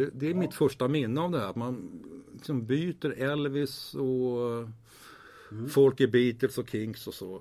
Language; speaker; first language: Swedish; native; Swedish